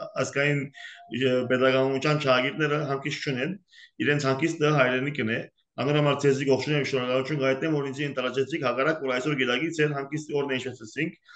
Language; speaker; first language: Armenian; early bilingual, heritage; Armenian